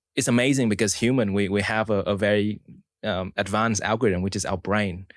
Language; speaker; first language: English; early bilingual, other home language; Vietnamese